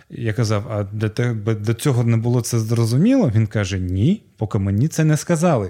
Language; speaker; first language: Ukrainian; non-native, local second language; Russian